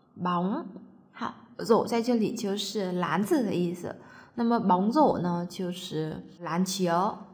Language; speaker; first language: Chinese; non-native, fluent; Vietnamese